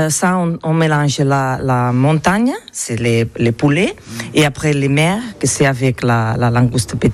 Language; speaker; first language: French; non-native, learner; Catalan